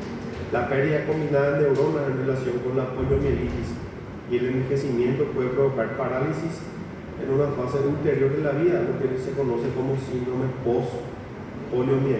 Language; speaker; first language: Spanish; native; Spanish